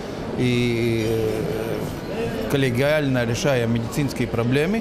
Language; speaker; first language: Russian; non-native, local second language; Latvian